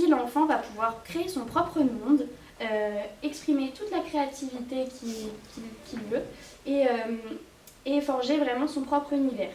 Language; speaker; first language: French; native; French